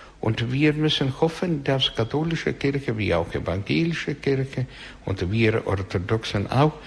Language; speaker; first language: German; non-native, learner; Russian